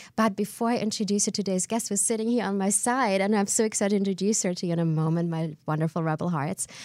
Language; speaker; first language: English; non-native, fluent; German